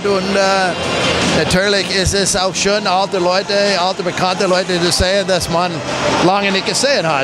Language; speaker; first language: German; non-native, fluent; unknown